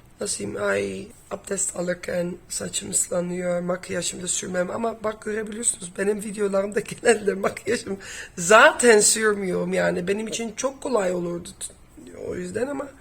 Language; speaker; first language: Turkish; non-native, fluent; Dutch